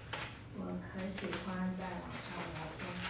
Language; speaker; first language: Chinese; non-native, learner; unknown